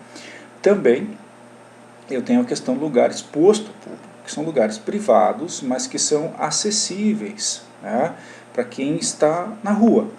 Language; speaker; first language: Portuguese; native; Portuguese